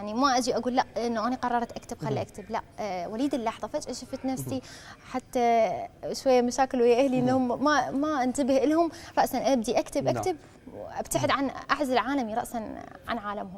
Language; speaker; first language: Arabic; native; Arabic